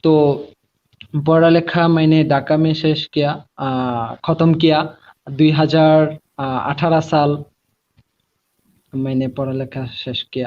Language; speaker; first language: Hindi; non-native, learner; Bangla